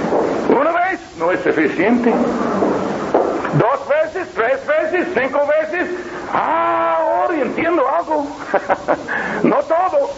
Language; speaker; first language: Spanish; non-native, learner; English